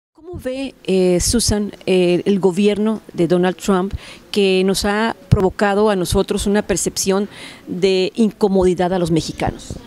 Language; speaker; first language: Spanish; native; Spanish